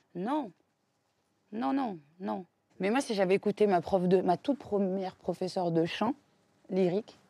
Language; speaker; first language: French; native; French